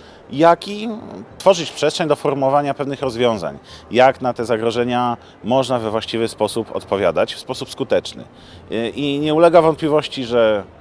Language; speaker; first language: Polish; native; Polish